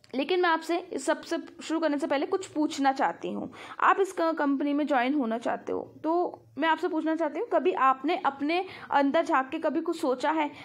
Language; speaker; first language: Hindi; non-native, local second language; Punjabi